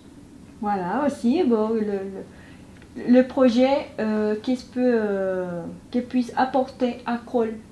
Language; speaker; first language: French; non-native, learner; Spanish